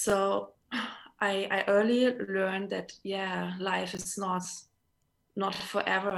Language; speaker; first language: English; non-native, fluent; German